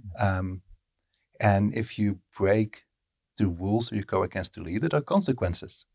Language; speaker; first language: English; non-native, fluent; Dutch